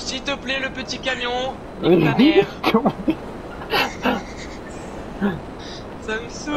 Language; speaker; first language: French; native; French